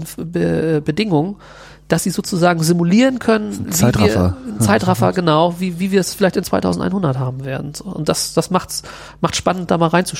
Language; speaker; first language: German; native; German